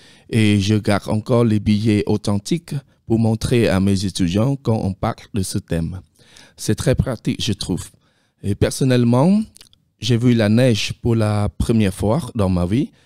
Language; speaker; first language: French; non-native, fluent; Khmer